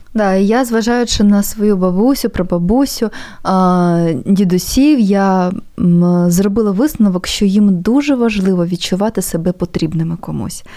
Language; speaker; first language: Ukrainian; native; Ukrainian